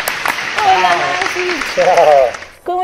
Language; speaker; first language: Spanish; native; Spanish